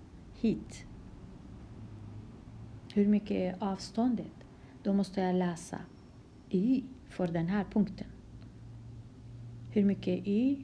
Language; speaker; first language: Swedish; non-native, fluent; Kurdish